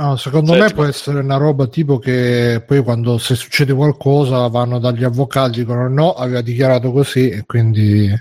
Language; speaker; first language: Italian; native; Italian